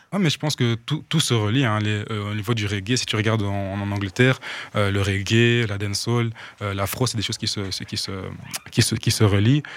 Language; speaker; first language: French; non-native, local second language; Rundi